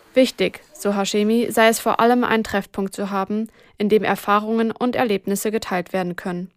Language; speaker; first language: German; native; German